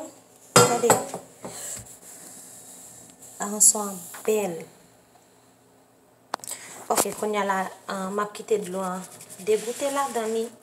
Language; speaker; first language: French; non-native, learner; Haitian Creole